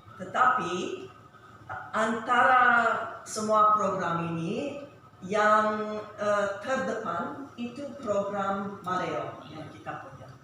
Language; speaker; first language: Indonesian; non-native, fluent; English